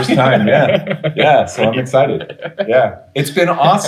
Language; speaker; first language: English; native; English